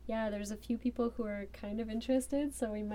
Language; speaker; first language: English; native; English